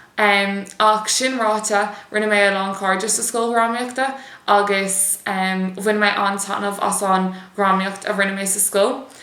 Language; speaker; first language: Irish; non-native, local second language; English